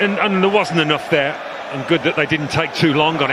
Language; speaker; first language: English; native; English